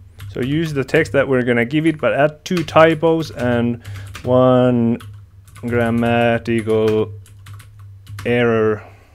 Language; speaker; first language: English; non-native, fluent; Finnish